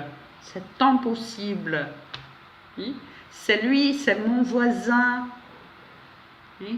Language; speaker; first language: French; non-native, fluent; Portuguese